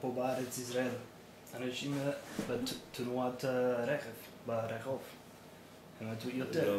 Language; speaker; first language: Hebrew; non-native, fluent; English